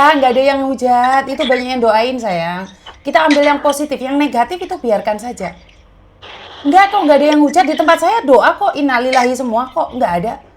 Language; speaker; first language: Indonesian; native; Indonesian